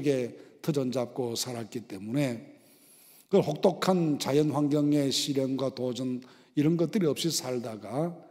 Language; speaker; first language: Korean; native; Korean